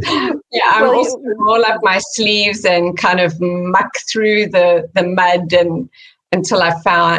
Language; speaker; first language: English; native; English